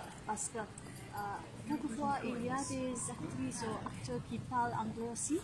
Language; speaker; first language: French; non-native, learner; English